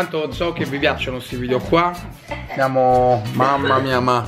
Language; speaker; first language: Italian; native; Italian